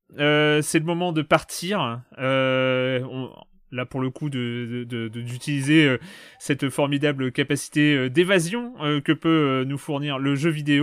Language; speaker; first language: French; native; French